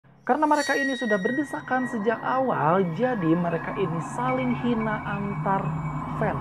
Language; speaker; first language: Indonesian; native; Indonesian